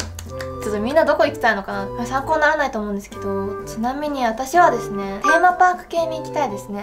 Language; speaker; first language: Japanese; native; Japanese